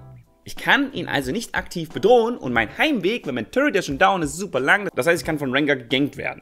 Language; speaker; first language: German; native; German